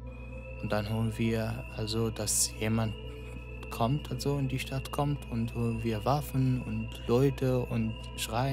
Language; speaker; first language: German; non-native, fluent; Arabic